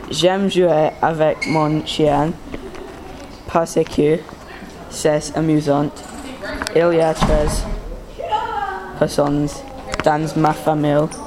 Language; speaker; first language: French; non-native, learner; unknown